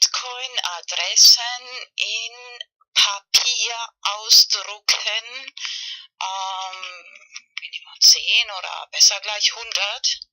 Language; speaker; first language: German; non-native, fluent; Spanish